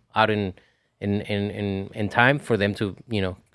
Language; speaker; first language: English; non-native, fluent; Spanish